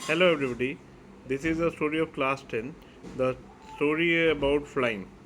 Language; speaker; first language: English; non-native, local second language; Hindi